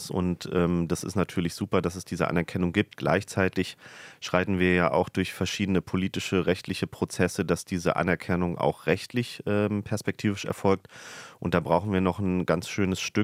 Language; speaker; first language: German; native; German